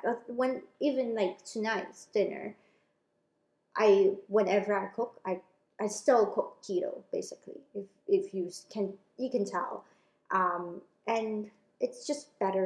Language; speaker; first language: English; non-native, local second language; Cantonese